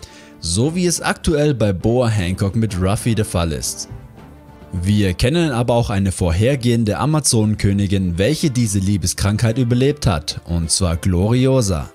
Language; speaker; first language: German; native; German